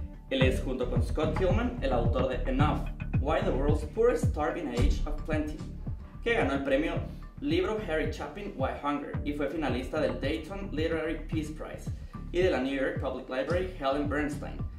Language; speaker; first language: Spanish; native; Spanish